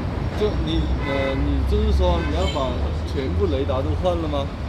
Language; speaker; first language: Chinese; native; Chinese